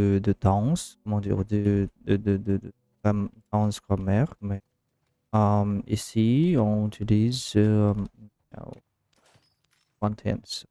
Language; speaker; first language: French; non-native, learner; Russian